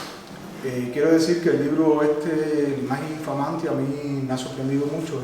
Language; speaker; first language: Spanish; native; Spanish